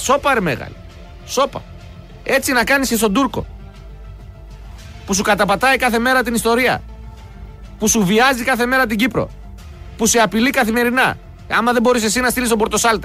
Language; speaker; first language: Greek; native; Greek